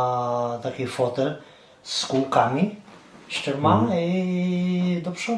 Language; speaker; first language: Polish; non-native, fluent; Ukrainian